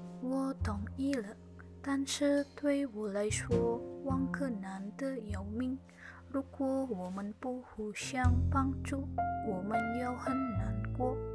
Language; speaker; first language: Chinese; non-native, learner; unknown